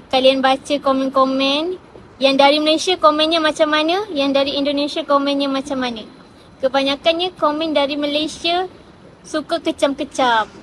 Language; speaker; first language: Malay; native; Malay